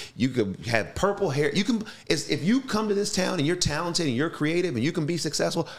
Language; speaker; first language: English; native; English